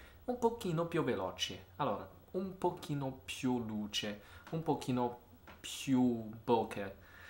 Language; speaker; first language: Italian; non-native, learner; English